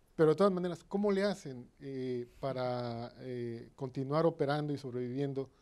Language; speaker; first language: Spanish; native; Spanish